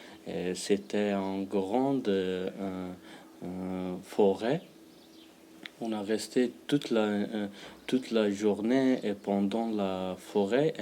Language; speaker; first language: French; non-native, learner; Pashto